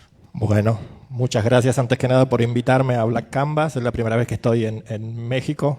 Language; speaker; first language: Spanish; native; Spanish